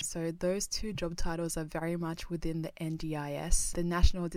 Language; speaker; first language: English; non-native, fluent; Japanese